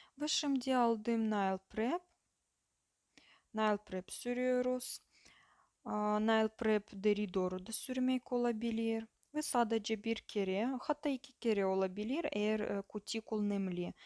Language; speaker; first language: Turkish; non-native, learner; Russian